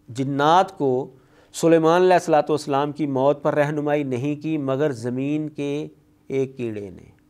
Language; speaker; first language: Urdu; non-native, local second language; Punjabi